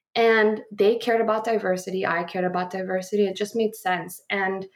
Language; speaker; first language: English; early bilingual, other home language; Korean